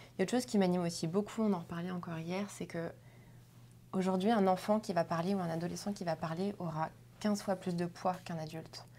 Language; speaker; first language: French; native; French